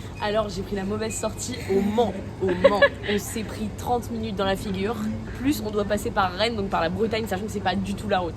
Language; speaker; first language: French; native; French